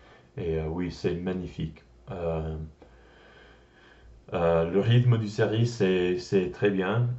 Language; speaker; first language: French; non-native, learner; English